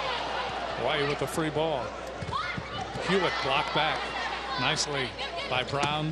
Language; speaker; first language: English; native; English